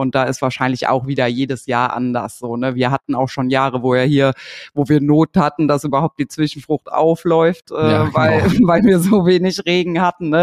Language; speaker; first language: German; native; German